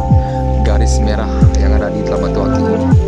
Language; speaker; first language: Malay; non-native, local second language; Achinese